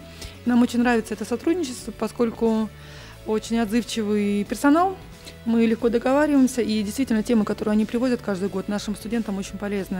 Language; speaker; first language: Russian; native; Russian